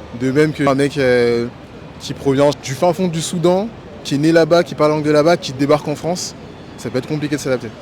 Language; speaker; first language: French; early bilingual, other home language; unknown